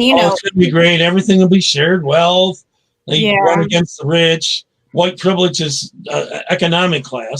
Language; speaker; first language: English; native; English